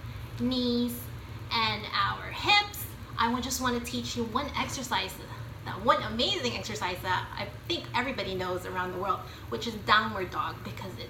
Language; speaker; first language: English; native; English